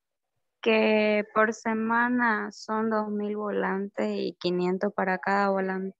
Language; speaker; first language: Spanish; native; Spanish